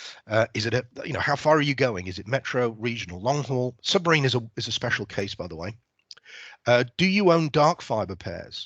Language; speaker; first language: English; native; English